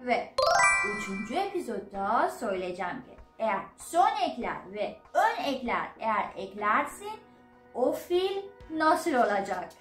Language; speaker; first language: Turkish; non-native, fluent; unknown